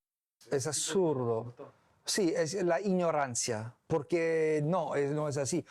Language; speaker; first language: Spanish; non-native, learner; English